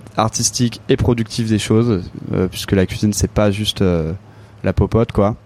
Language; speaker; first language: French; native; French